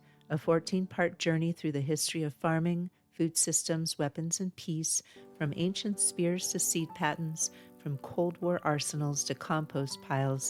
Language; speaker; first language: English; native; English